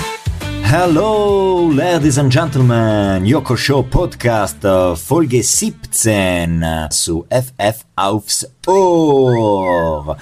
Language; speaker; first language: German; non-native, local second language; Italian